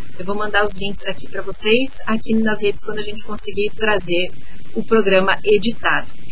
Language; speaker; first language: Portuguese; native; Portuguese